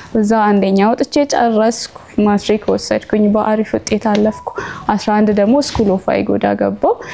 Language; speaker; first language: Amharic; non-native, local second language; Oromo